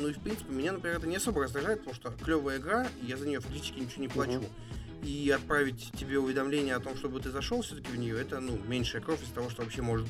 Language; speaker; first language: Russian; native; Russian